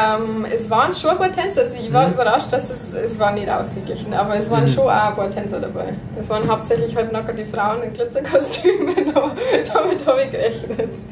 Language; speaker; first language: German; native; German